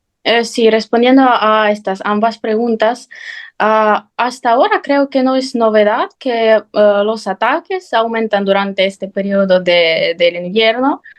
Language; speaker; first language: Spanish; non-native, fluent; Ukrainian